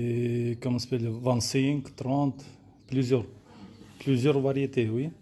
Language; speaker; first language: French; non-native, learner; Russian